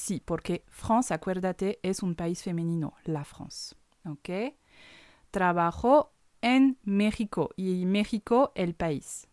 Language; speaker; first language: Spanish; non-native, fluent; French